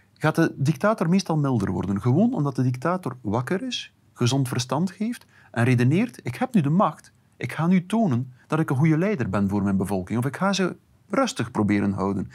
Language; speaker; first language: Dutch; native; Dutch